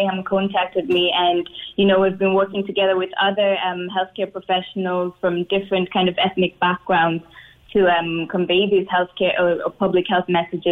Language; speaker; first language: English; non-native, local second language; Swahili